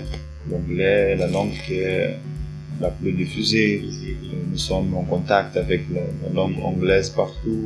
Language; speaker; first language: French; non-native, fluent; Portuguese